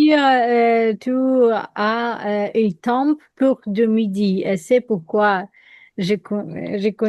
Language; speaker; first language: French; non-native, learner; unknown